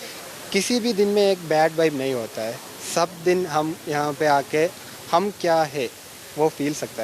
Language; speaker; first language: Hindi; non-native, local second language; Malayalam